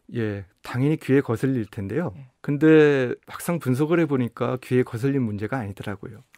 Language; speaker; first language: Korean; native; Korean